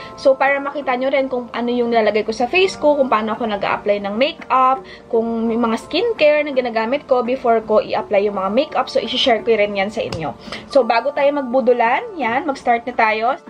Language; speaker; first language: Filipino; native; Filipino